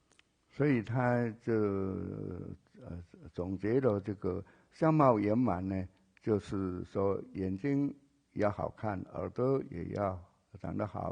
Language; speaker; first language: Chinese; native; Chinese